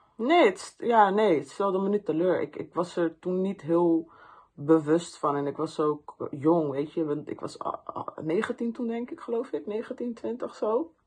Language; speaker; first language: Dutch; early bilingual, other home language; Persian